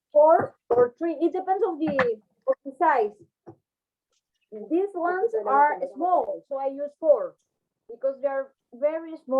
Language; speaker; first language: English; non-native, fluent; Spanish